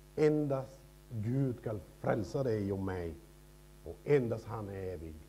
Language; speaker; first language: Swedish; non-native, fluent; Spanish